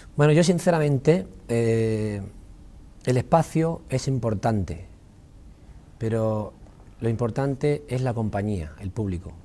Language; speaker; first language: Spanish; native; Spanish